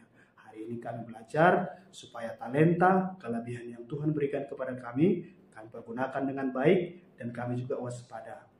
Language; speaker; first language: Indonesian; native; Indonesian